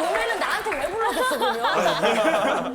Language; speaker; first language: Korean; native; Korean